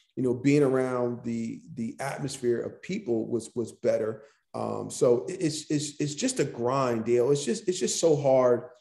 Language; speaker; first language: English; native; English